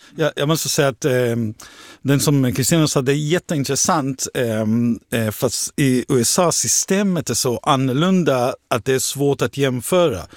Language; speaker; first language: Swedish; non-native, fluent; Hebrew